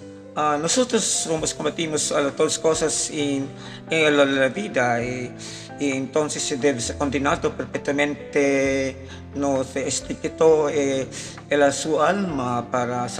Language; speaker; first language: Spanish; non-native, learner; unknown